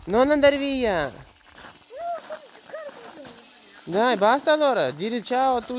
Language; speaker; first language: Italian; non-native, fluent; Russian